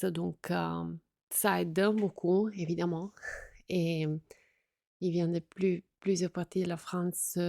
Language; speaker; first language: French; non-native, fluent; Italian